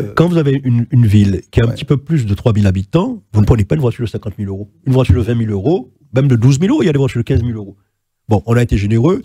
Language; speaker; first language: French; native; French